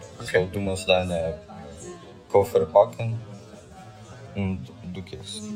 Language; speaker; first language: German; non-native, learner; Ukrainian